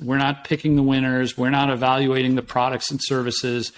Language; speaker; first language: English; native; English